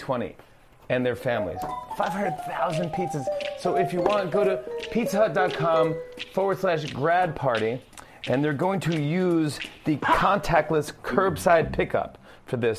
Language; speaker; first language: English; native; English